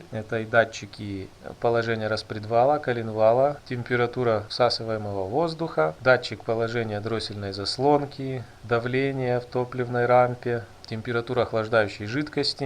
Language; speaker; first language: Russian; native; Russian